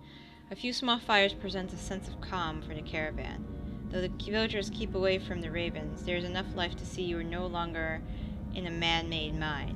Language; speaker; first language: English; native; English